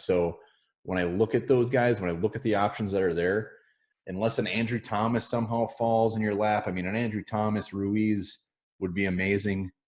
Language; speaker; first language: English; native; English